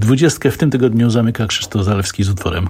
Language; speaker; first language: Polish; native; Polish